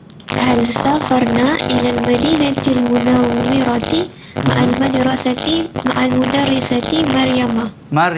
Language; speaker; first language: Arabic; non-native, learner; Malay